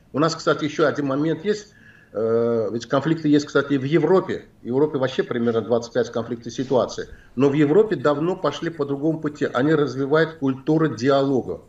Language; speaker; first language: Russian; non-native, local second language; Azerbaijani